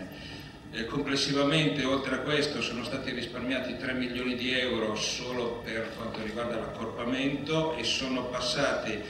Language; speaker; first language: Italian; native; Italian